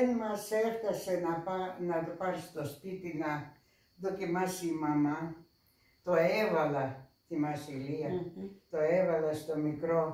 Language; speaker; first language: Greek; non-native, fluent; Russian